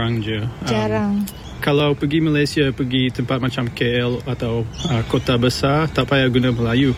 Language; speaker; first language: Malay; early bilingual, heritage; English